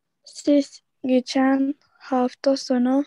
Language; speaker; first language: Turkish; non-native, learner; Arabic